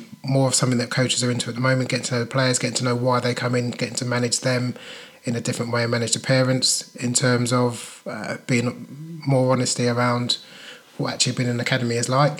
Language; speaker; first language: English; native; English